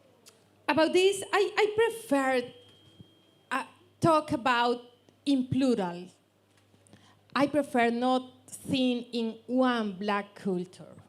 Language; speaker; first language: English; non-native, learner; Spanish